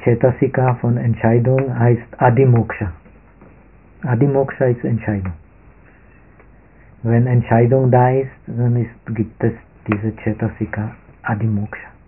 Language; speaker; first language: German; non-native, fluent; Czech